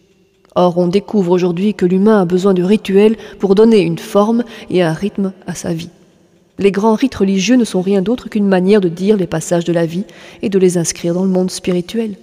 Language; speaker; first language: French; native; French